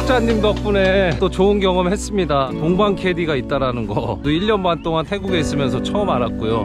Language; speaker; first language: Korean; native; Korean